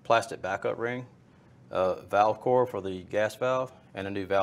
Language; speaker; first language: English; native; English